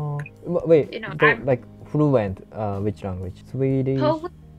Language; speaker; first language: English; non-native, fluent; Japanese